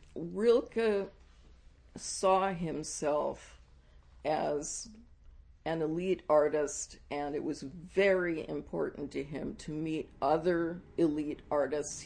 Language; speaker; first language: English; native; English